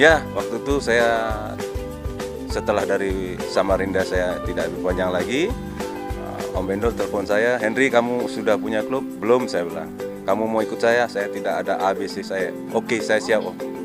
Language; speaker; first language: Indonesian; non-native, local second language; Minangkabau